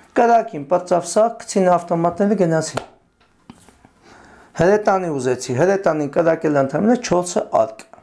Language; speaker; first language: Armenian; native; Armenian